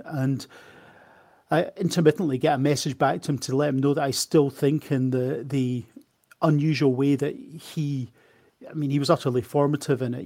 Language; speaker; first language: English; native; English